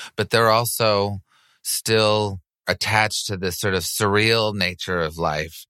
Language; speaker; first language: English; native; English